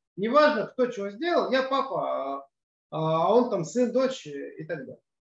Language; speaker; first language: Russian; early bilingual, other home language; Hebrew